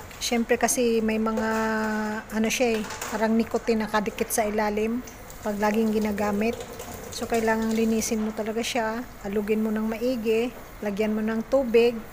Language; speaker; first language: Filipino; non-native, local second language; Cebuano